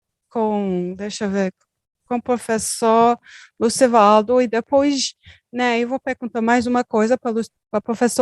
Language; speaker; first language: Portuguese; non-native, learner; Turkish